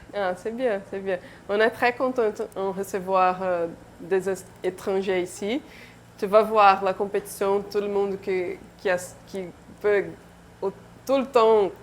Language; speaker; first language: French; non-native, learner; Portuguese